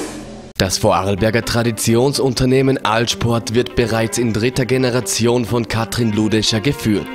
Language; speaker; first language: German; native; German